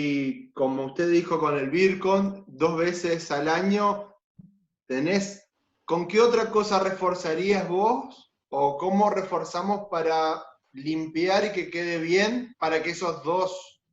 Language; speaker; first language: Spanish; native; Spanish